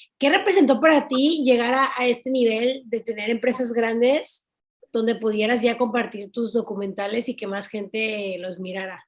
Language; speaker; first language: Spanish; native; Spanish